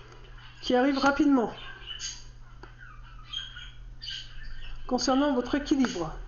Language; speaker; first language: French; native; French